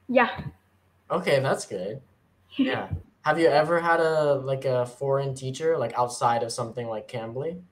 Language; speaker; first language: English; native; English